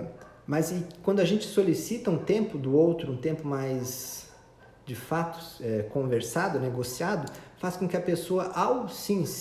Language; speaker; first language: Portuguese; native; Portuguese